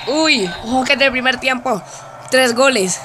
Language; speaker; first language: Spanish; native; Spanish